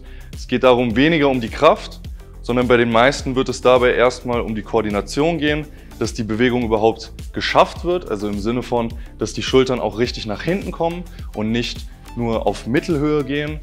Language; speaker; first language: German; native; German